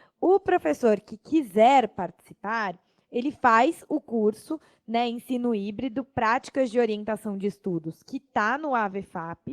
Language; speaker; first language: Portuguese; native; Portuguese